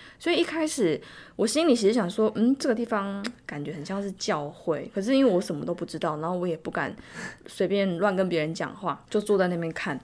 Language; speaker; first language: Chinese; native; Chinese